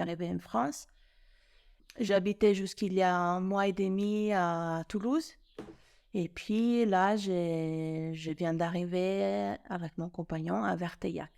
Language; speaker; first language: French; non-native, fluent; Italian